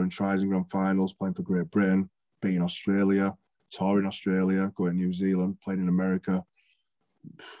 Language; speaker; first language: English; native; English